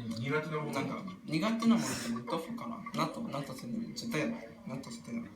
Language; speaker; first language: Japanese; non-native, learner; Spanish